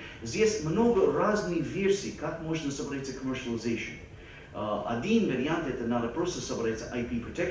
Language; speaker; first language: Russian; non-native, fluent; English